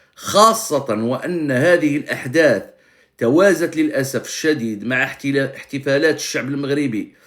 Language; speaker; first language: Arabic; native; Arabic